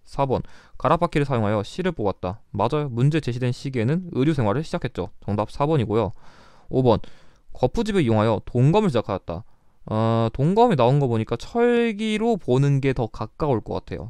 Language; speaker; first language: Korean; native; Korean